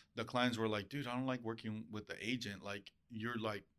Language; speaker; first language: English; early bilingual, other home language; Spanish